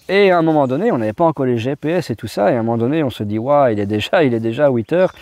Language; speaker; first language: French; native; French